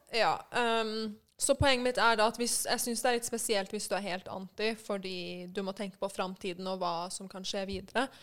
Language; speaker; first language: Norwegian; early bilingual, other home language; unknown